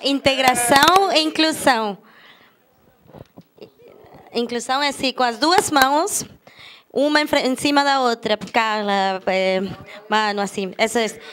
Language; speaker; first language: Portuguese; non-native, fluent; German